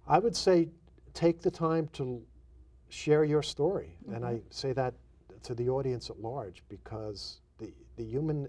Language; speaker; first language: English; native; English